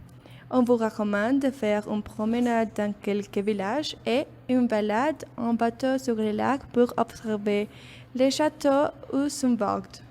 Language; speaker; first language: French; non-native, learner; Spanish